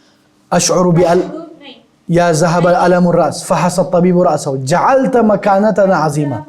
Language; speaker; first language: Arabic; non-native, fluent; Urdu